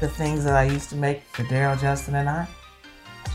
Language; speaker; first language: English; native; English